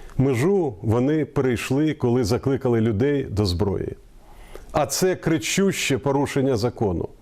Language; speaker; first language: Ukrainian; non-native, local second language; Russian